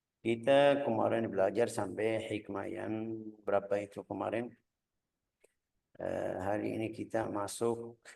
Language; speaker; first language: Indonesian; non-native, fluent; Arabic